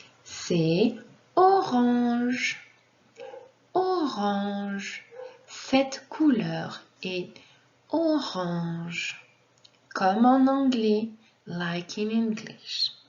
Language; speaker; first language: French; non-native, fluent; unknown